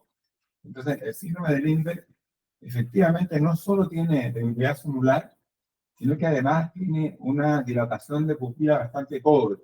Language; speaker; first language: Spanish; native; Spanish